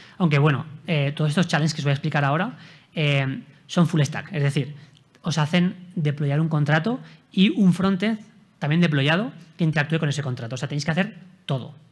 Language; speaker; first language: Spanish; native; Spanish